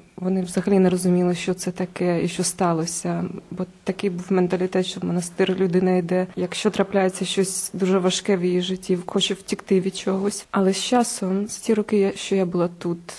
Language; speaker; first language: Ukrainian; native; Ukrainian